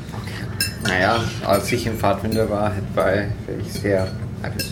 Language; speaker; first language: German; non-native, fluent; English